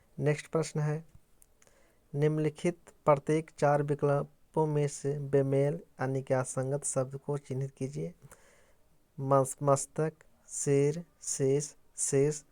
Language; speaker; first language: Hindi; native; Hindi